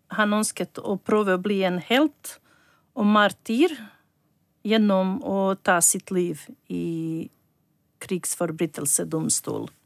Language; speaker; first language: Norwegian; non-native, learner; Bosnian